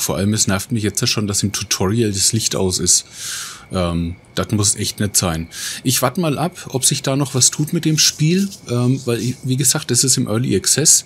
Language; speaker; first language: German; native; German